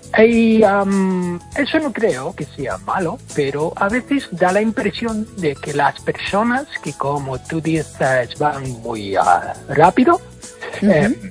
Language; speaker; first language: Spanish; non-native, fluent; English